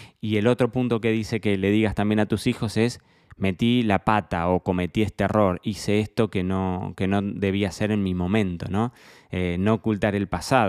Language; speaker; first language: Spanish; native; Spanish